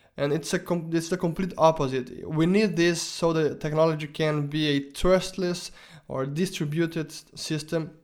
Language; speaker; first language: English; non-native, fluent; Portuguese